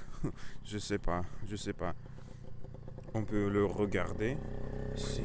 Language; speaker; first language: French; non-native, learner; Russian